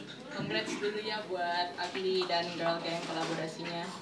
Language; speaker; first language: Indonesian; early bilingual, heritage; Indonesian